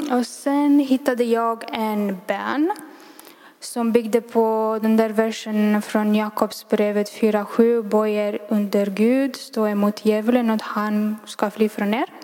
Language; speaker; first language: Swedish; non-native, fluent; Romanian